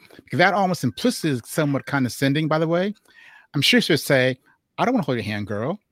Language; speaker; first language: English; native; English